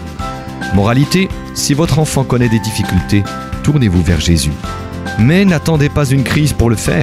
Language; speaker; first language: French; native; French